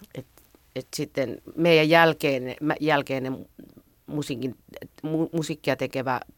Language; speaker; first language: Finnish; native; Finnish